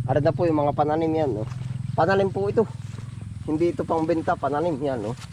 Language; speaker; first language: Filipino; native; Filipino